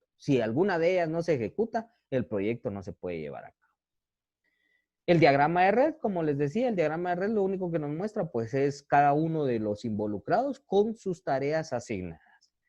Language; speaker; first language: Spanish; native; Spanish